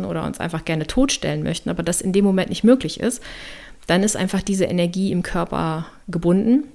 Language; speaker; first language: German; native; German